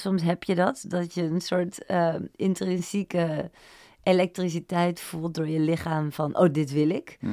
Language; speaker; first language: Dutch; native; Dutch